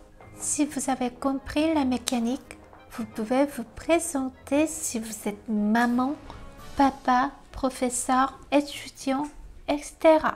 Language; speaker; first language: French; non-native, fluent; Korean